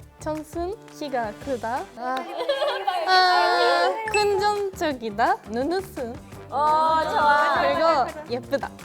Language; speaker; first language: Korean; non-native, learner; Japanese